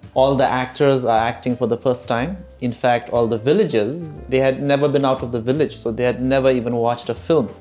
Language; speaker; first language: English; non-native, fluent; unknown